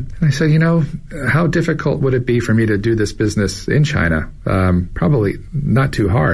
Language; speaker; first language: English; native; English